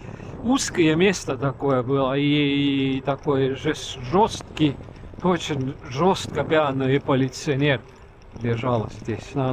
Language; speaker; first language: Russian; non-native, local second language; Estonian